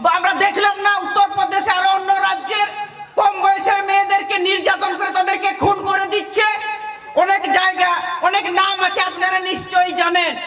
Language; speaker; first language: Bangla; non-native, local second language; Santali